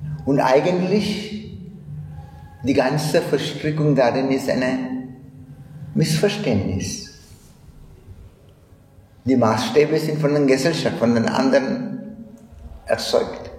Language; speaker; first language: German; non-native, fluent; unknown